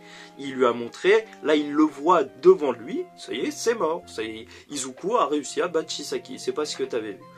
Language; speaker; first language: French; native; French